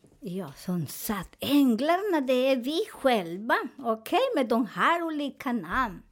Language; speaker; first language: Swedish; non-native, fluent; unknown